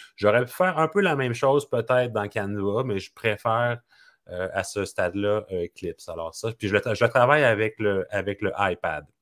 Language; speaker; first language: French; native; French